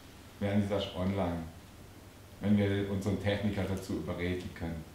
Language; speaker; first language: German; native; German